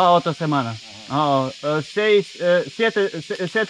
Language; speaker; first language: Spanish; non-native, learner; Serbian